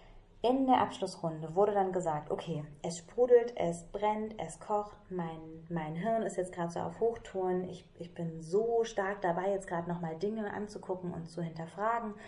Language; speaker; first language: German; native; German